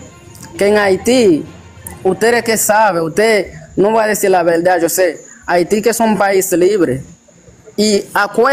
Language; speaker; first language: Spanish; non-native, fluent; Haitian Creole